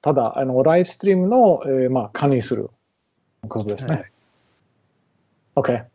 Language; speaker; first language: Japanese; non-native, learner; English